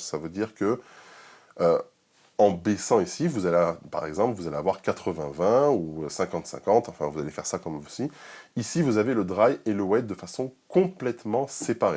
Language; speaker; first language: French; native; French